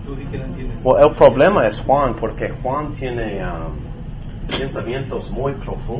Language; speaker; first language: Spanish; non-native, learner; English